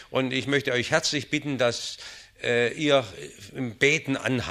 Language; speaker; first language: German; native; German